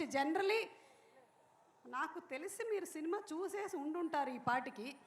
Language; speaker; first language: Telugu; native; Telugu